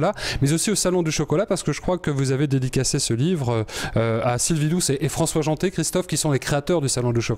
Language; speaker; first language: French; native; French